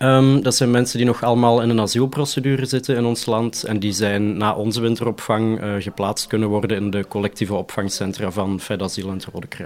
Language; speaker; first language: Dutch; native; Dutch